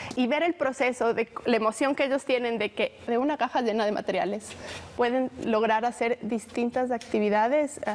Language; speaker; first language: Spanish; native; Spanish